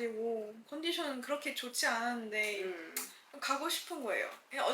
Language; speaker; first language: Korean; non-native, fluent; Chinese